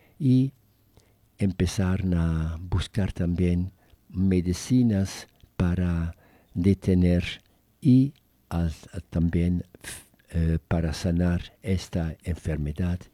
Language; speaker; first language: Spanish; non-native, fluent; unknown